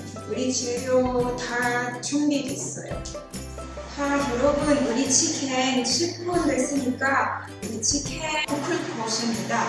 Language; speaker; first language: Korean; non-native, learner; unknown